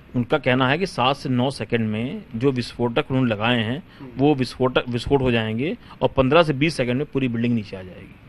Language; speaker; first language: Hindi; native; Hindi